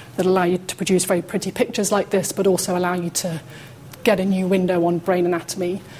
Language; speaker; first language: English; native; English